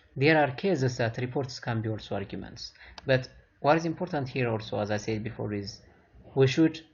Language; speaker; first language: English; non-native, local second language; Amharic